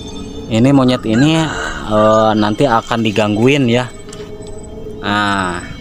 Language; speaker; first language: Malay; non-native, local second language; Sundanese